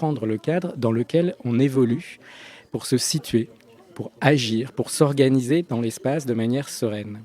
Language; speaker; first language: French; native; French